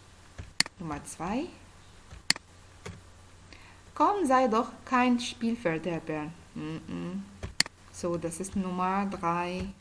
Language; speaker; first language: German; non-native, fluent; Arabic